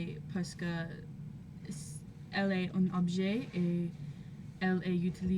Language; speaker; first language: French; non-native, learner; English